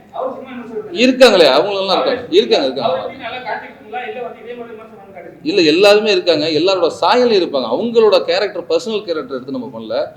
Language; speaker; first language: Tamil; native; Tamil